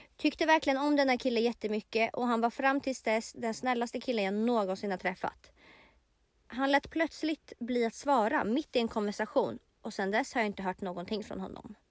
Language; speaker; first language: Swedish; native; Swedish